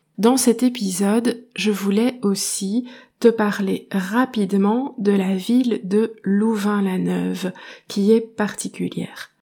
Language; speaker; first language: French; native; French